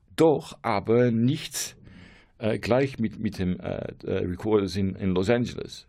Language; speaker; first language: German; non-native, learner; Dutch